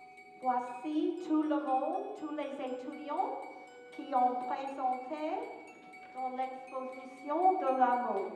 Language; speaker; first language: French; non-native, fluent; English